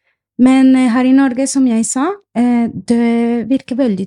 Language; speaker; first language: Norwegian; non-native, fluent; Spanish